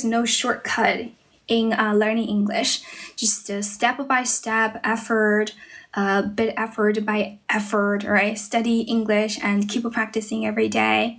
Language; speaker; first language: English; non-native, fluent; Chinese